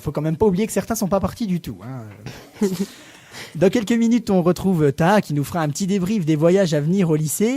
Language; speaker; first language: French; native; French